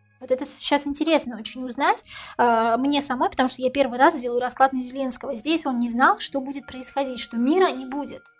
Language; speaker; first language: Russian; native; Russian